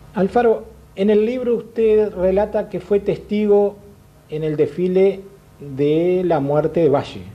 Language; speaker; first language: Spanish; native; Spanish